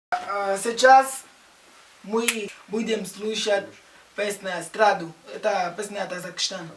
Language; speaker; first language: Russian; non-native, learner; Portuguese